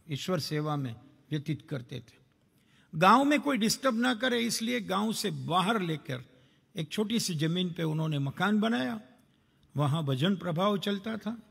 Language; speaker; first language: Hindi; non-native, local second language; Gujarati